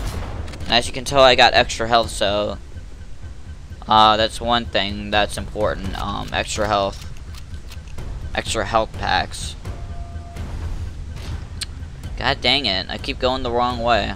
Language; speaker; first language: English; native; English